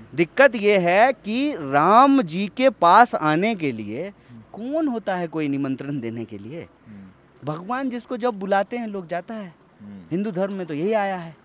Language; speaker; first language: Hindi; native; Hindi